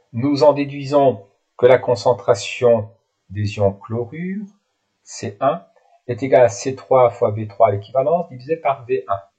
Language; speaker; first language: French; native; French